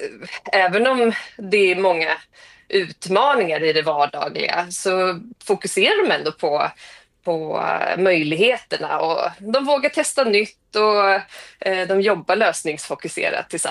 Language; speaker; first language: Swedish; native; Swedish